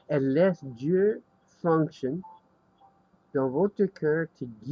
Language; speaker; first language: French; non-native, learner; English